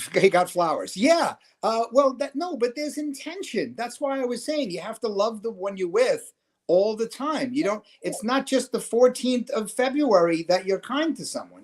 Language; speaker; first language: English; native; English